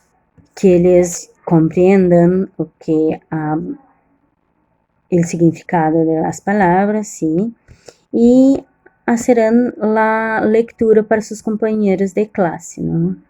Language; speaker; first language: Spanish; non-native, learner; Portuguese